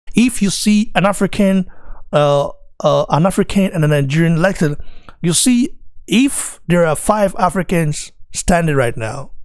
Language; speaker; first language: English; non-native, local second language; Bini